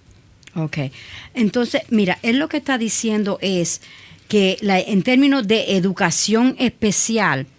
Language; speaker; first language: Spanish; early bilingual, other home language; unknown